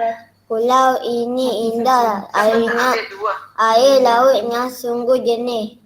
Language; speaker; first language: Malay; non-native, local second language; Chinese